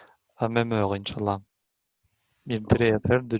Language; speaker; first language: French; non-native, fluent; Albanian